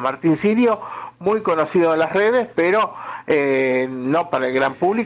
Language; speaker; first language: Spanish; native; Spanish